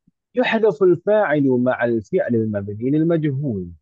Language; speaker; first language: Arabic; non-native, fluent; Indonesian